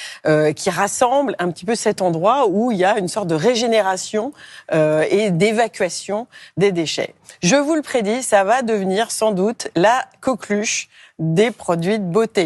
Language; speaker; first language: French; native; French